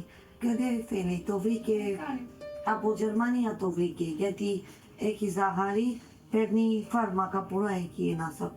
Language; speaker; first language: Greek; non-native, learner; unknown